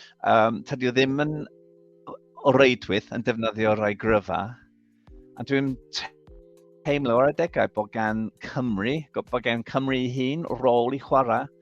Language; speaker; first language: Welsh; non-native, fluent; English